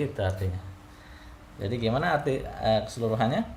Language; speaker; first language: Indonesian; native; Indonesian